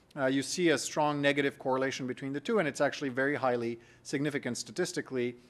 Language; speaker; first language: English; non-native, fluent; French